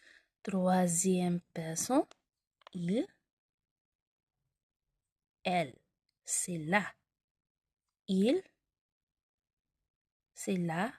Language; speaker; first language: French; non-native, learner; Filipino